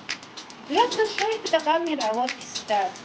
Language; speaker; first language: English; non-native, local second language; Filipino